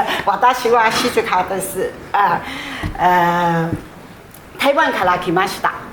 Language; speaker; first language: Japanese; non-native, learner; Chinese